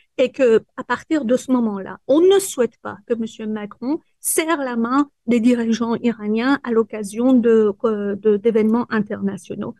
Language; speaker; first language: French; early bilingual, other home language; Persian